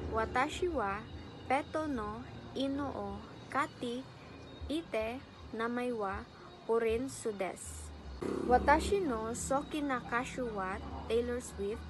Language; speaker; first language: Japanese; non-native, learner; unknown